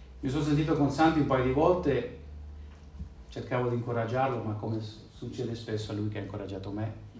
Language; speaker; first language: Italian; non-native, fluent; Spanish